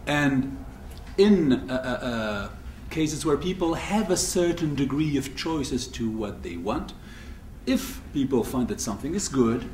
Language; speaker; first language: English; non-native, fluent; French